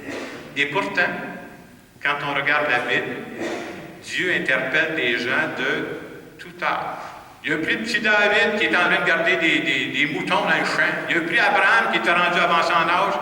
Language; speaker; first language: French; native; French